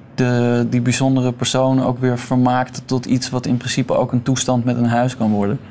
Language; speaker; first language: Dutch; native; Dutch